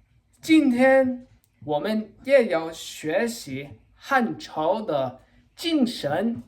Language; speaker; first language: Chinese; non-native, learner; English